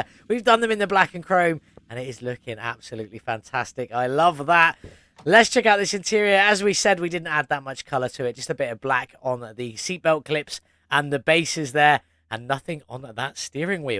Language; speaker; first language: English; native; English